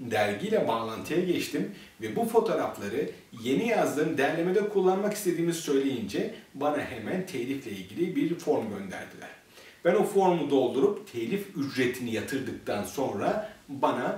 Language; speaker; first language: Turkish; native; Turkish